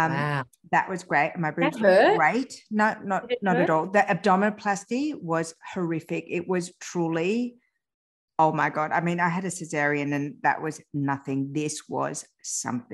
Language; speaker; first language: English; early bilingual, other home language; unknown